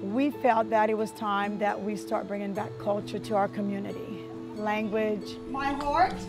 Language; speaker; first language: English; early bilingual, other home language; French